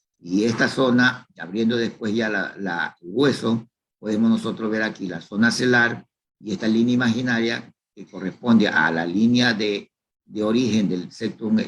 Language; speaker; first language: Spanish; native; Spanish